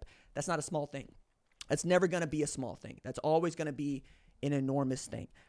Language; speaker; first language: English; native; English